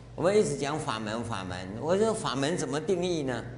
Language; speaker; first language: Chinese; native; Chinese